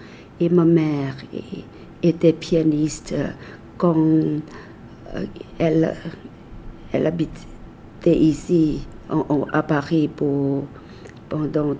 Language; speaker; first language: French; non-native, fluent; Thai